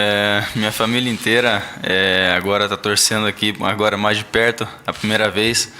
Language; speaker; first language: Portuguese; early bilingual, heritage; Portuguese